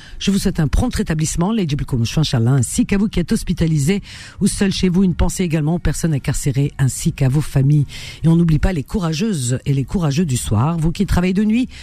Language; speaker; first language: French; native; French